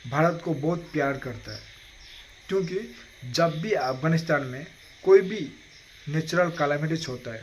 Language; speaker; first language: Hindi; non-native, local second language; Odia